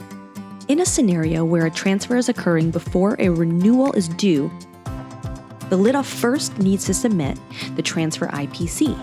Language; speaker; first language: English; native; English